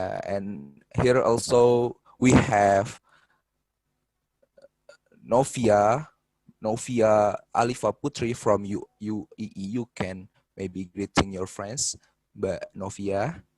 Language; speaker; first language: English; non-native, fluent; Indonesian